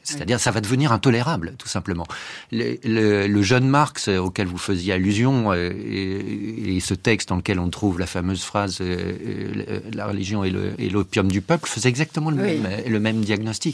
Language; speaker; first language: French; native; French